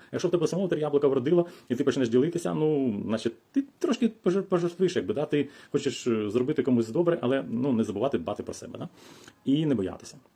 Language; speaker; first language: Ukrainian; non-native, local second language; Russian